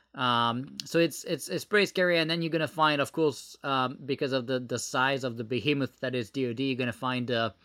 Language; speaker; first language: English; non-native, fluent; French